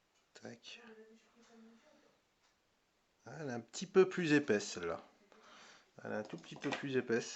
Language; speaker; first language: French; native; French